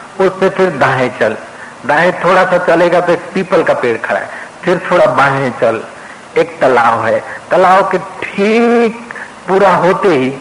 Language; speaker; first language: Hindi; non-native, local second language; Sindhi